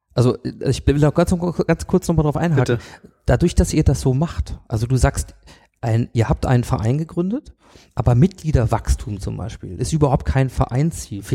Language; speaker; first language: German; native; German